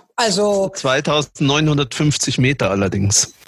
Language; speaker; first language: German; native; German